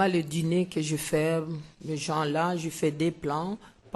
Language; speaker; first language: French; non-native, learner; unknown